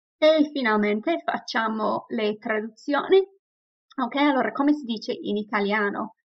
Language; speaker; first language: Italian; non-native, fluent; English